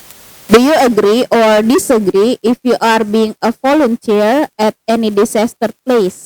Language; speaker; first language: English; non-native, fluent; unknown